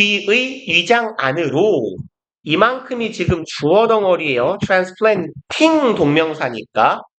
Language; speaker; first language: Korean; native; Korean